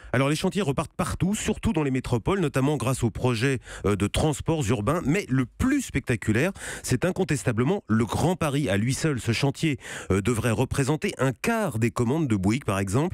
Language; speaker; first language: French; native; French